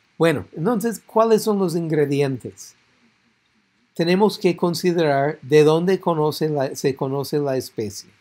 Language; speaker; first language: Spanish; non-native, fluent; English